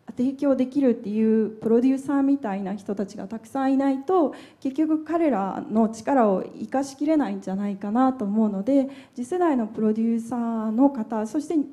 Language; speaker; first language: Japanese; native; Japanese